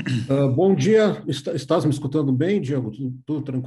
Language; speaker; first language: Portuguese; native; Portuguese